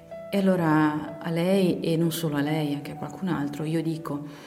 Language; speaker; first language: Italian; native; Italian